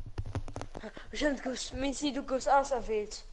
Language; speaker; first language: German; non-native, local second language; Luxembourgish